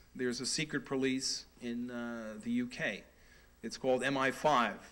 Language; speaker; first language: English; native; English